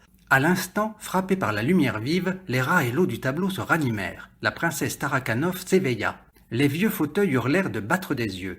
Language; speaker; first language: French; native; French